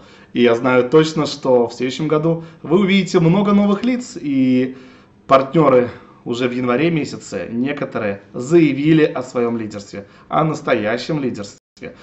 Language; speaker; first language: Russian; native; Russian